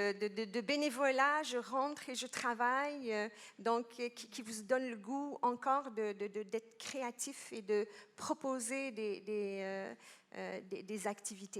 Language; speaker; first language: French; non-native, local second language; Arabic